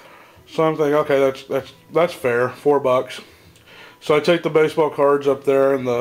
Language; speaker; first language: English; native; English